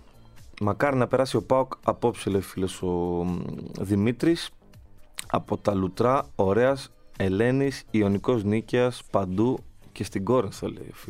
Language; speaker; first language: Greek; native; Greek